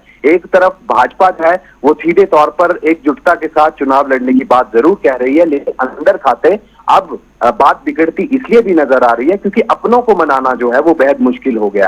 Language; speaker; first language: Hindi; native; Hindi